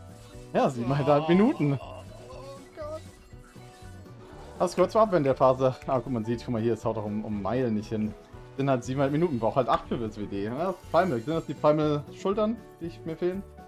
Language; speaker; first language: German; native; German